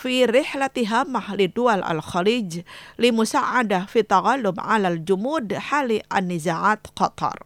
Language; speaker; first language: Arabic; non-native, fluent; Indonesian